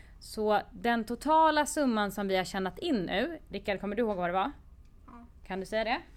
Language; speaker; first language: Swedish; native; Swedish